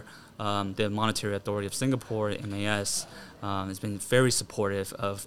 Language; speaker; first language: English; native; English